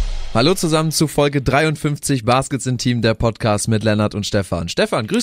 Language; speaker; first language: German; native; German